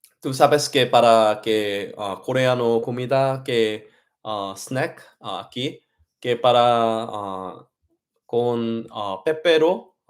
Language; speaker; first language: Spanish; non-native, learner; Korean